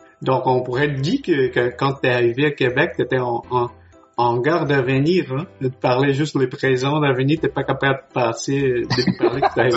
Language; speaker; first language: French; non-native, learner; Portuguese